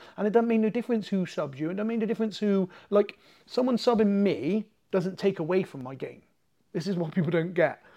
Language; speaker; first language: English; native; English